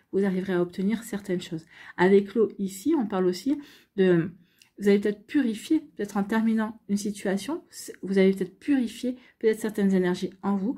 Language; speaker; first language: French; native; French